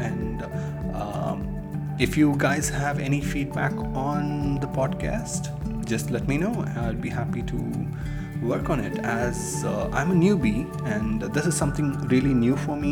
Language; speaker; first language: English; non-native, local second language; Tamil